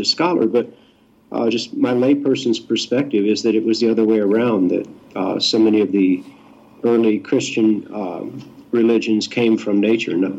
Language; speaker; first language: English; native; English